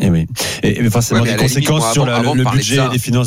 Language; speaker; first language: French; native; French